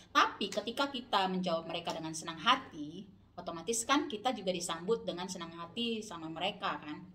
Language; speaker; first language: Indonesian; native; Indonesian